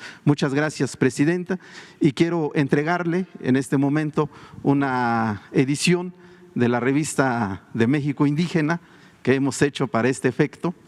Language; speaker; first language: Spanish; non-native, local second language; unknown